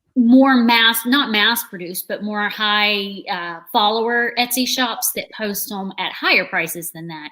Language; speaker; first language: English; native; English